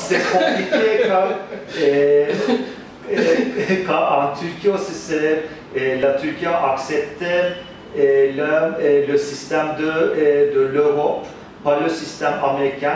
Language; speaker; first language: French; non-native, fluent; Turkish